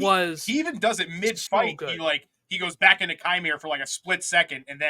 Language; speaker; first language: English; native; English